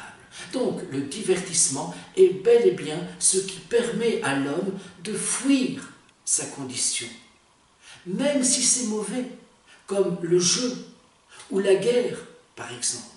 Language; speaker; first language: French; native; French